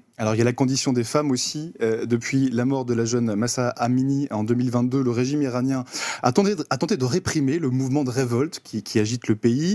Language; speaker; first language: French; native; French